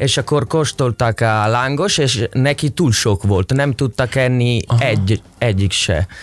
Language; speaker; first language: Hungarian; non-native, learner; Italian